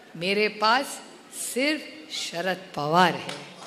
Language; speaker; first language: Hindi; non-native, local second language; Marathi